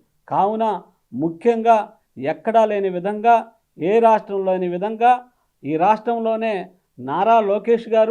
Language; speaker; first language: Telugu; native; Telugu